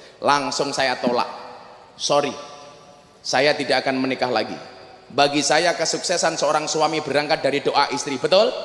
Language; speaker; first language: Indonesian; non-native, local second language; Javanese